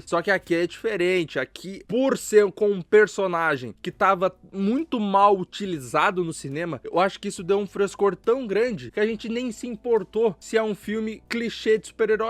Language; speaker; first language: Portuguese; native; Portuguese